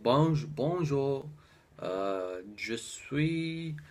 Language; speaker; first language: French; non-native, learner; English